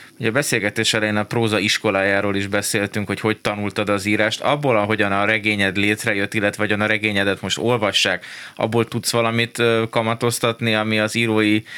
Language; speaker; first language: Hungarian; native; Hungarian